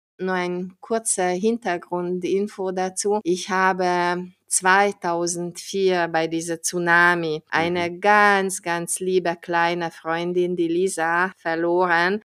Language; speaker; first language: German; non-native, fluent; Hungarian